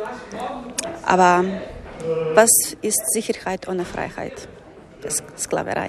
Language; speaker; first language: German; non-native, fluent; Ukrainian